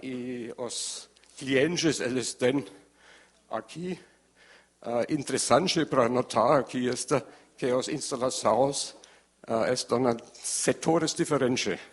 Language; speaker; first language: Portuguese; non-native, learner; German